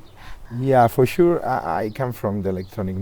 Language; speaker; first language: English; non-native, learner; Spanish